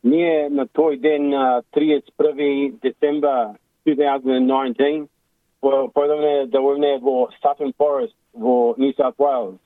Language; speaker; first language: Macedonian; early bilingual, heritage; Macedonian